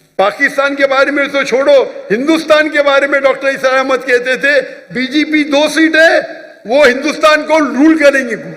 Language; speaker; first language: Urdu; non-native, local second language; Konkani